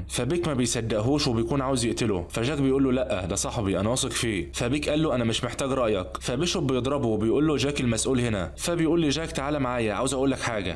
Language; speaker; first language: Arabic; native; Arabic